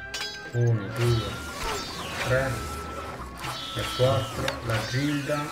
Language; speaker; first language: Italian; native; Italian